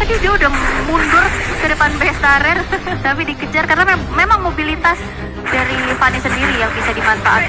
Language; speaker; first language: Indonesian; native; Indonesian